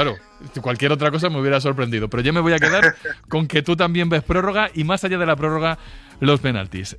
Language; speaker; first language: Spanish; native; Spanish